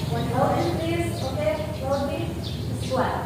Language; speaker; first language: English; non-native, local second language; Indonesian